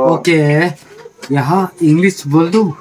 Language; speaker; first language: Hindi; non-native, local second language; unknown